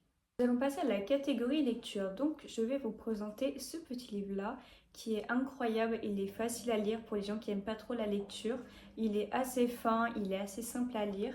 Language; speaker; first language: French; native; French